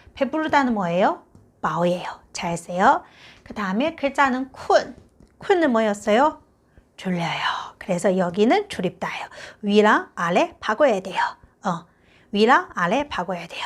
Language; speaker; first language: Korean; non-native, fluent; Chinese